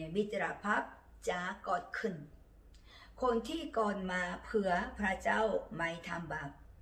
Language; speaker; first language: Thai; non-native, learner; Korean